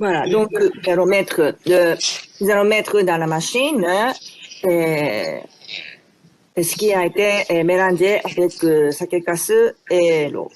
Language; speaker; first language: French; non-native, fluent; Japanese